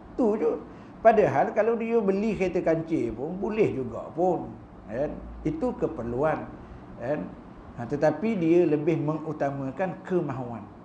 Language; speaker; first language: Malay; native; Malay